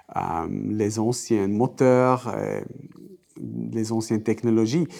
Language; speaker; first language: French; non-native, fluent; German